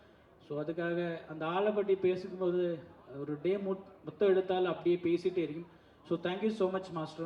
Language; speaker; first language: Tamil; non-native, learner; Malayalam